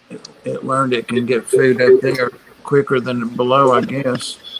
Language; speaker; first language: English; native; English